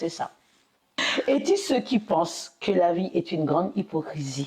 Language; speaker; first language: French; native; French